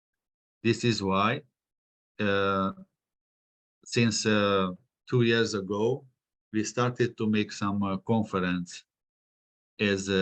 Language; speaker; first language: English; non-native, fluent; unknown